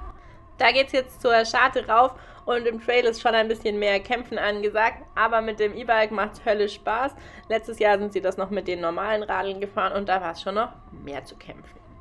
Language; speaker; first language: German; native; German